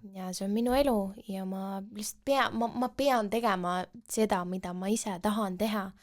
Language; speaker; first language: Estonian; non-native, local second language; Russian